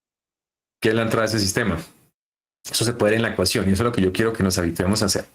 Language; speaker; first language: Spanish; native; Spanish